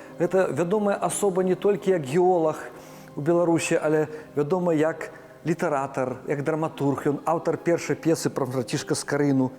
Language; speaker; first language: Belarusian; non-native, local second language; Russian